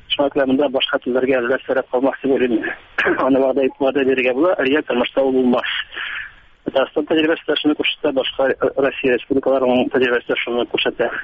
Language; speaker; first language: Tatar; native; Tatar